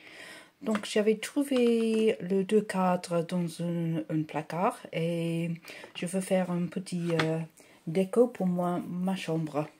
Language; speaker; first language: French; non-native, learner; English